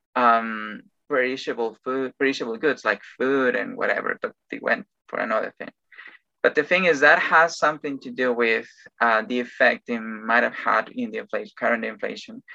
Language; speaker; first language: English; non-native, fluent; Spanish